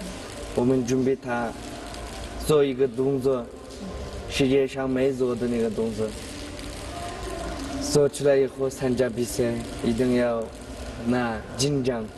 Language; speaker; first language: Chinese; non-native, local second language; Uyghur